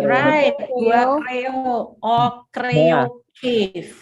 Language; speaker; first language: English; non-native, fluent; Indonesian